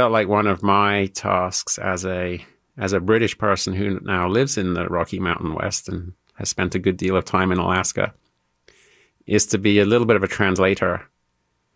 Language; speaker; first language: English; native; English